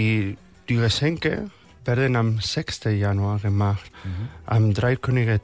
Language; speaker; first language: German; non-native, fluent; Spanish